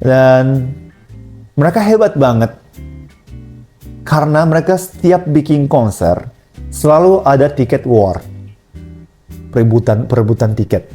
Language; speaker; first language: Indonesian; non-native, fluent; Japanese